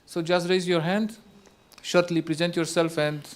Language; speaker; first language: English; non-native, fluent; Romanian